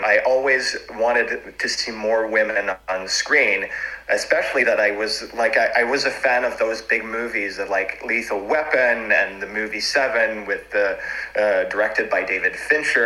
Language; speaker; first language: English; non-native, fluent; French